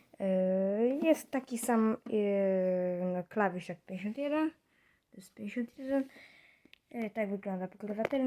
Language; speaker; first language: Polish; native; Polish